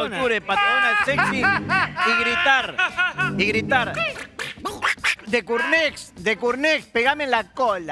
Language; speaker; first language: Spanish; native; Spanish